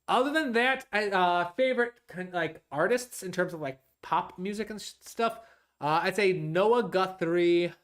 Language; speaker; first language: English; native; English